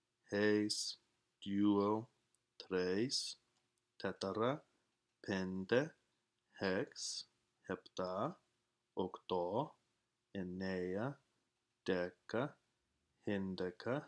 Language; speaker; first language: Greek; non-native, fluent; English